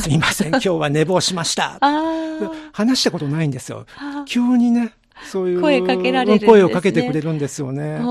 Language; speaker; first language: Japanese; native; Japanese